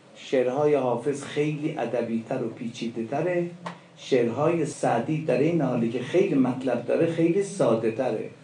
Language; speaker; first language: Persian; non-native, local second language; Azerbaijani